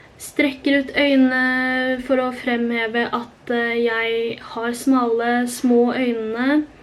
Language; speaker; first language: Norwegian; early bilingual, other home language; Korean